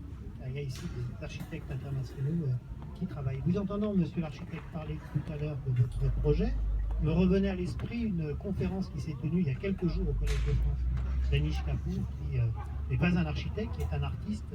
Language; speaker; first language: French; native; French